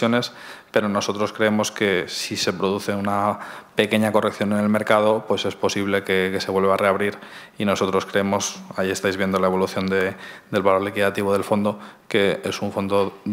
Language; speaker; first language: Spanish; native; Spanish